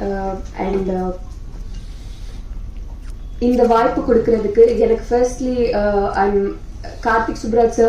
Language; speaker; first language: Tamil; non-native, learner; Telugu